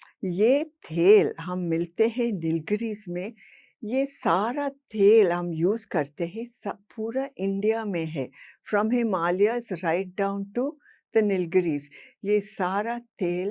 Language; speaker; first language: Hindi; non-native, local second language; English